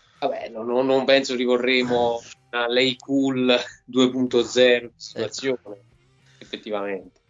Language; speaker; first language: Italian; native; Italian